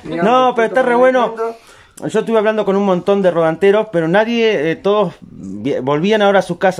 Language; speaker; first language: Spanish; native; Spanish